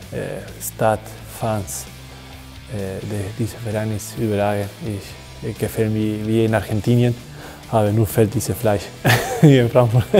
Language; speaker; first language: German; non-native, learner; Spanish